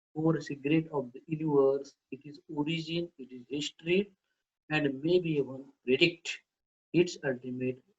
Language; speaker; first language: English; non-native, local second language; Marathi